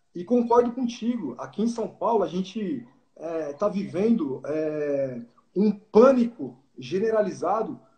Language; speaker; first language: Portuguese; native; Portuguese